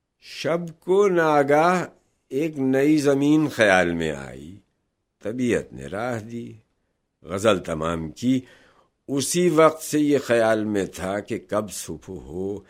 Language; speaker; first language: Urdu; native; Urdu